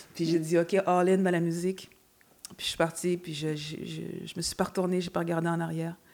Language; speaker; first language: French; native; French